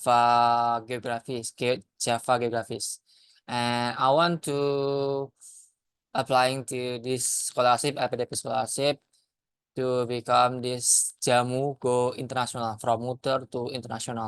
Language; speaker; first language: English; non-native, learner; Indonesian